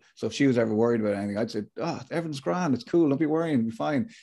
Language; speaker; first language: English; native; English